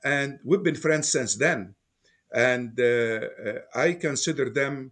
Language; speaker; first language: English; non-native, fluent; Arabic